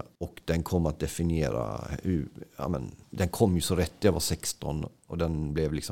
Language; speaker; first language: Swedish; native; Swedish